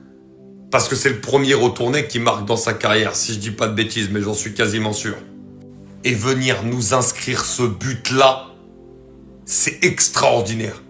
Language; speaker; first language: French; native; French